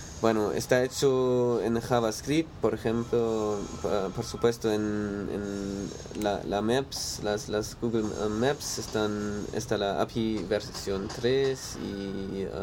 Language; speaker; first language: Spanish; non-native, learner; German